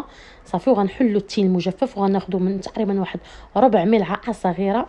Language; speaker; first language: Arabic; native; Arabic